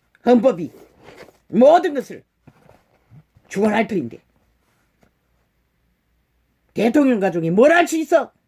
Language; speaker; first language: Korean; native; Korean